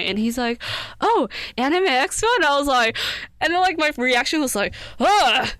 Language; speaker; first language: English; early bilingual, other home language; Korean